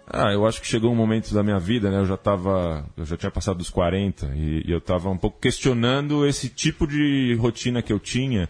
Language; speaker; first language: Portuguese; native; Portuguese